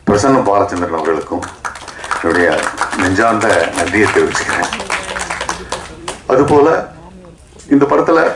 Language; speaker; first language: Tamil; native; Tamil